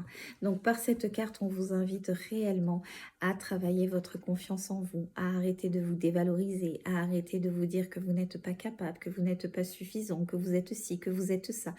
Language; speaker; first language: French; native; French